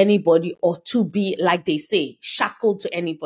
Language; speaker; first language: English; non-native, local second language; Yoruba